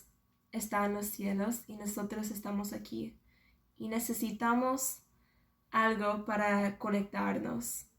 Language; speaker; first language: Spanish; non-native, fluent; English